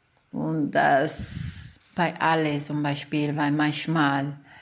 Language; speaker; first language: German; non-native, learner; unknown